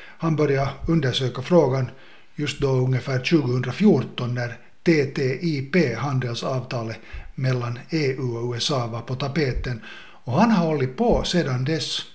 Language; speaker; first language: Swedish; native; Swedish